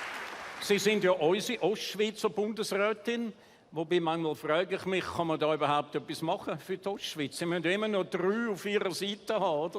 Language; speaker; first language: German; native; German